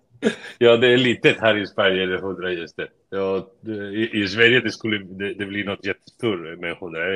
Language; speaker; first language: Swedish; early bilingual, heritage; Spanish